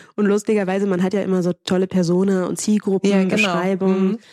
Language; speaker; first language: German; early bilingual, other home language; Spanish